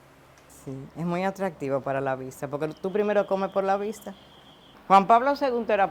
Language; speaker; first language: Spanish; native; Spanish